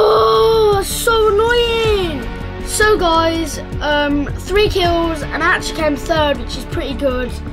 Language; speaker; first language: English; native; English